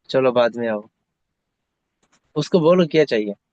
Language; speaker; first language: Hindi; non-native, local second language; Bangla